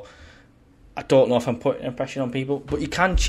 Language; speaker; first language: English; native; English